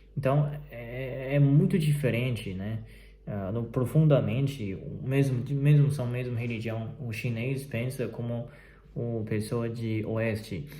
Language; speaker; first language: Portuguese; non-native, fluent; Chinese